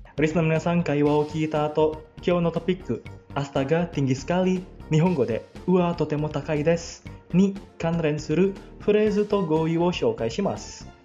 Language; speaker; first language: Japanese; non-native, fluent; Indonesian